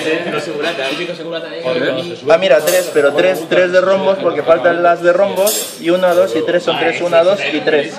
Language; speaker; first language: Spanish; native; Spanish